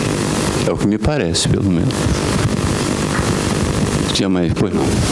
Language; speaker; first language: Portuguese; native; Portuguese